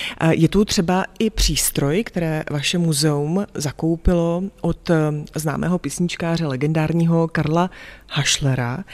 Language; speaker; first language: Czech; native; Czech